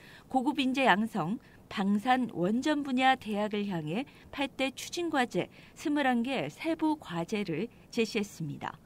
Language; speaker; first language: Korean; native; Korean